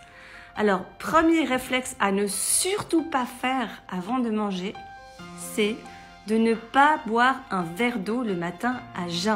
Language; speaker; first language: French; native; French